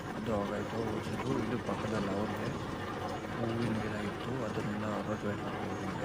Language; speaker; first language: Kannada; non-native, local second language; Telugu